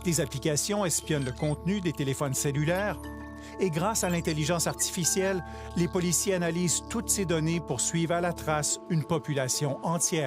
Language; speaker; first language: French; native; French